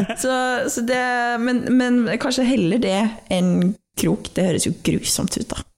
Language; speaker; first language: Norwegian; native; Norwegian